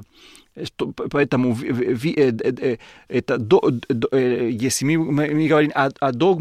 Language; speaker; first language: Russian; non-native, learner; Spanish